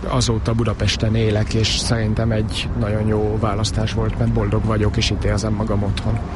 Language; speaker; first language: Hungarian; early bilingual, heritage; Hungarian